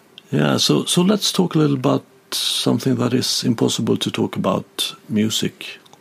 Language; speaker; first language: English; non-native, fluent; Swedish